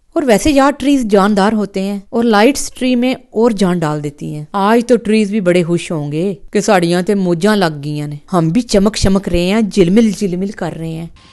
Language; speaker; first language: Urdu; non-native, local second language; Punjabi